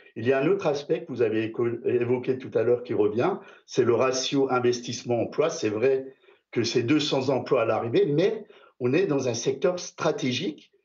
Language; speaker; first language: French; native; French